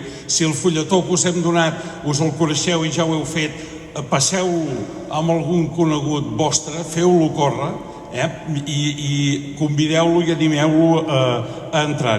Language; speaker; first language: Catalan; native; Catalan